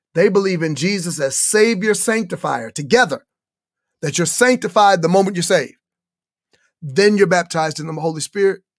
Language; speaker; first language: English; native; English